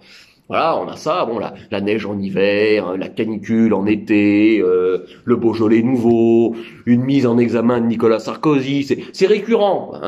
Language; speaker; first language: French; native; French